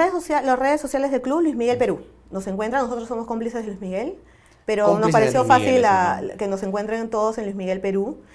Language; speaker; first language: Spanish; native; Spanish